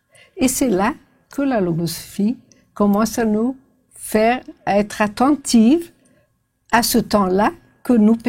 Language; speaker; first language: French; non-native, fluent; Portuguese